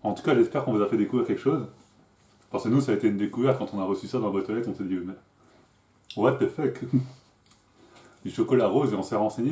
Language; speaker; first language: French; native; French